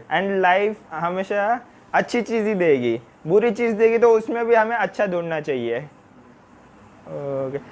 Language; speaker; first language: Hindi; non-native, local second language; Marathi